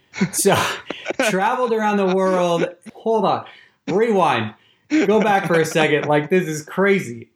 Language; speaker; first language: English; native; English